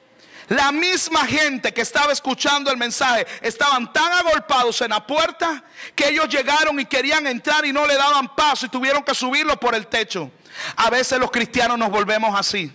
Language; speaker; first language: Spanish; native; Spanish